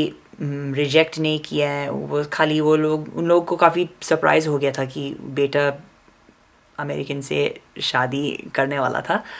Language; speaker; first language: Hindi; non-native, fluent; English